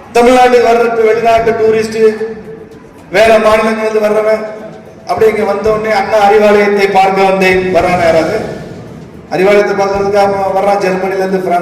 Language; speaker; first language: Tamil; non-native, local second language; Telugu